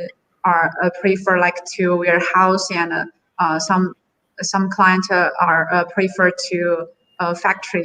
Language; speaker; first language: English; non-native, learner; Chinese